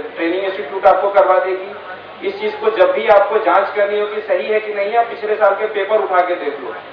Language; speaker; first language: Hindi; non-native, local second language; Marathi